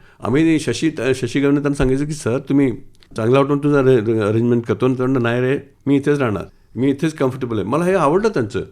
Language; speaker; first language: Marathi; non-native, local second language; Sindhi